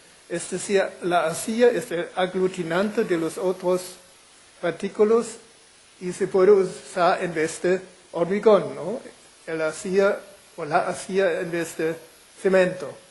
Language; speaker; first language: Spanish; non-native, fluent; German